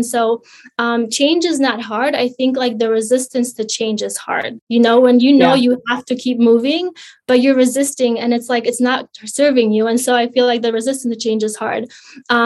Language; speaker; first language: English; early bilingual, other home language; Polish